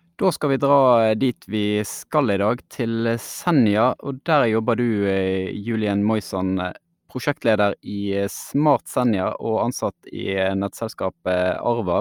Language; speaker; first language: Norwegian; native; Norwegian